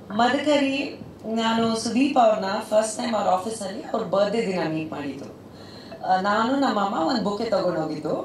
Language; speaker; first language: Kannada; non-native, local second language; Punjabi